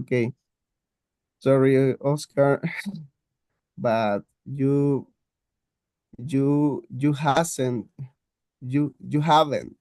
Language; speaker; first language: English; non-native, learner; Spanish